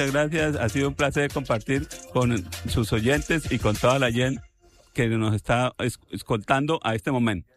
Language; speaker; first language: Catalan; non-native, learner; Spanish